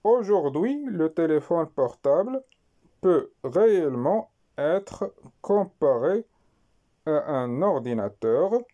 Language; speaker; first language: French; non-native, local second language; Arabic